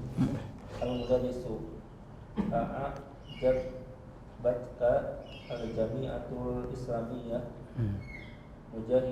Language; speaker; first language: Arabic; non-native, learner; Indonesian